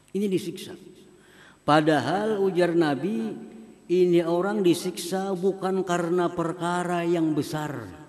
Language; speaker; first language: Indonesian; non-native, local second language; Banjar